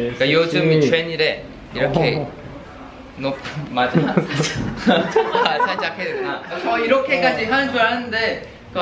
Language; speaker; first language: Korean; non-native, learner; Thai